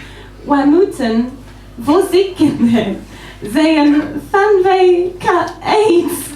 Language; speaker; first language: Dutch; non-native, learner; English